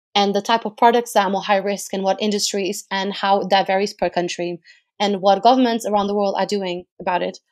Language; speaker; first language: English; non-native, fluent; Portuguese